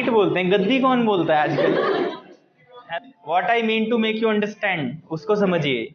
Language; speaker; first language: Hindi; native; Hindi